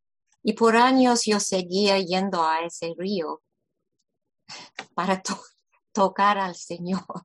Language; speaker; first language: Spanish; non-native, fluent; English